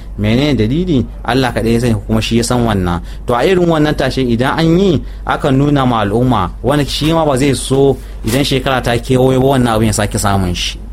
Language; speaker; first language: Hausa; native; Hausa